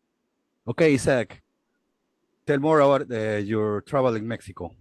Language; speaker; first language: English; non-native, learner; Spanish